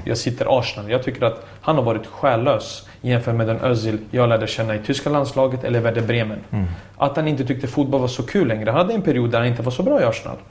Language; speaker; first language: Swedish; early bilingual, other home language; Serbian